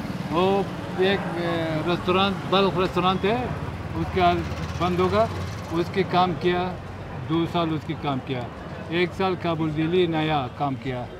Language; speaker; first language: Hindi; non-native, learner; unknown